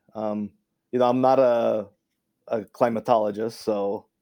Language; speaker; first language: English; early bilingual, other home language; Romanian